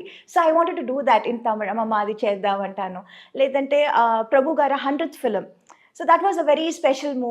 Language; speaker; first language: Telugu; non-native, local second language; Tamil